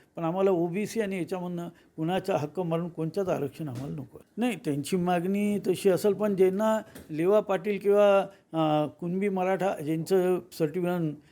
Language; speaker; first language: Marathi; native; Marathi